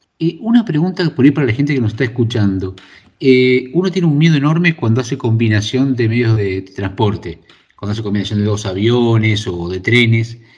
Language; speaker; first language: Spanish; native; Spanish